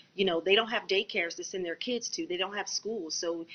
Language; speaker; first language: English; native; English